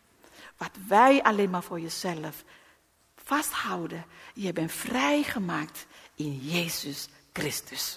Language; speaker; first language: Dutch; non-native, learner; Indonesian